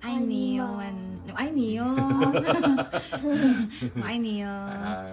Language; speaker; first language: Chinese; non-native, learner; Filipino